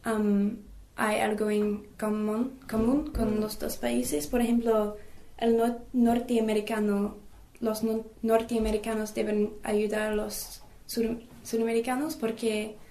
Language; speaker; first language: Spanish; non-native, learner; English